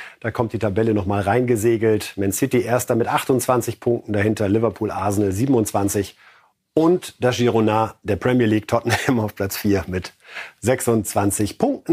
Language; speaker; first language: German; native; German